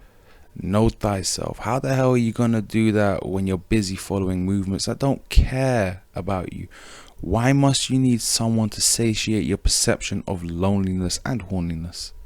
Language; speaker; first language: English; native; English